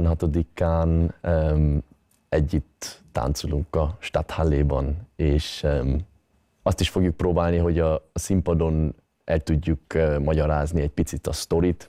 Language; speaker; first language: Hungarian; early bilingual, other home language; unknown